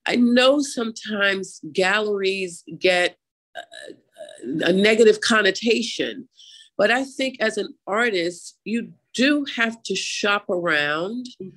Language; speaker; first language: English; native; English